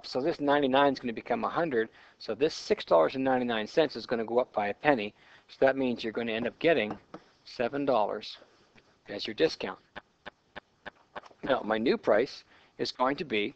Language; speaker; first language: English; native; English